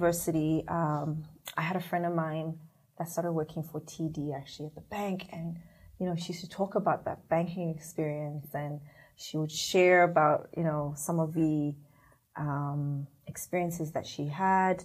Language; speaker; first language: English; non-native, local second language; Shona